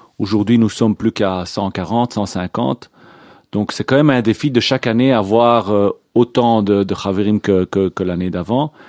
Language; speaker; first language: French; non-native, local second language; Hebrew